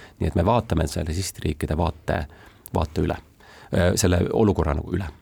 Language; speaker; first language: Estonian; native; Estonian